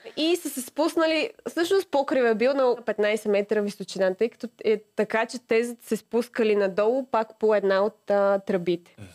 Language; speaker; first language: Bulgarian; native; Bulgarian